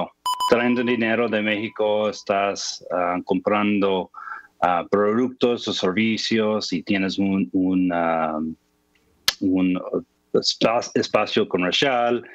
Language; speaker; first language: Spanish; non-native, fluent; English